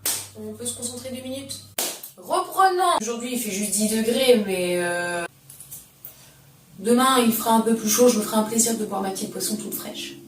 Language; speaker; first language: French; native; French